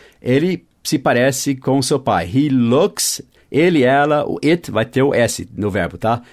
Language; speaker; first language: Portuguese; non-native, fluent; English